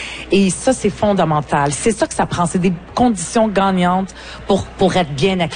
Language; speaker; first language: French; early bilingual, other home language; Arabic